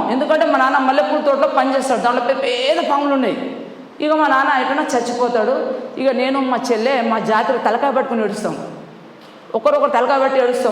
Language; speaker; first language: Telugu; non-native, local second language; Lambadi